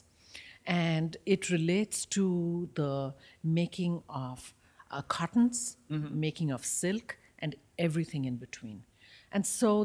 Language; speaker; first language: English; non-native, local second language; Bangla